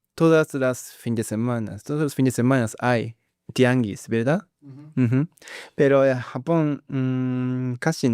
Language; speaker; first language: Spanish; non-native, learner; Japanese